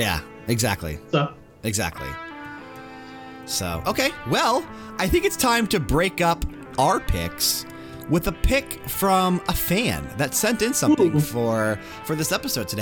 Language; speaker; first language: English; native; English